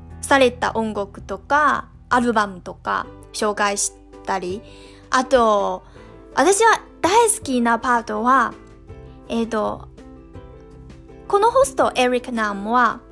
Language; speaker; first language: Japanese; non-native, fluent; Chinese